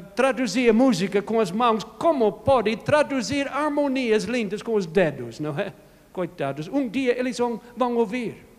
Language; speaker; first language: Portuguese; non-native, fluent; English